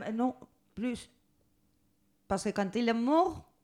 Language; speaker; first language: French; non-native, learner; Spanish